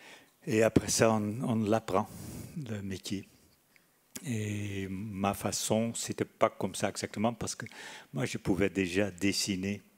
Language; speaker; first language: French; non-native, fluent; Dutch